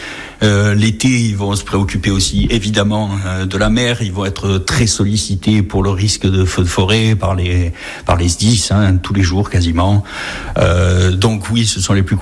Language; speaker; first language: French; native; French